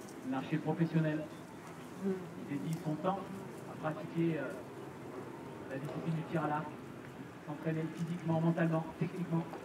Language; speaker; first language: French; native; French